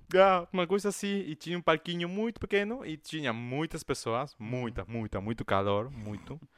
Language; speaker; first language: Portuguese; non-native, fluent; Spanish